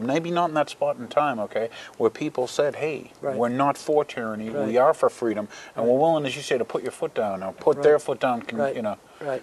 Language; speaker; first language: English; native; English